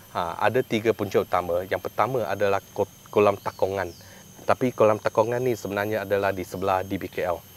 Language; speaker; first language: Malay; non-native, local second language; Chinese